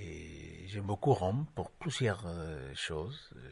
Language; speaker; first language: French; non-native, fluent; Spanish